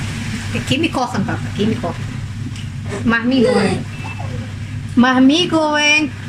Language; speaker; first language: German; non-native, learner; Indonesian